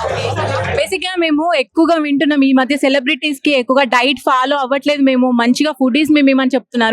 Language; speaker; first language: Telugu; native; Telugu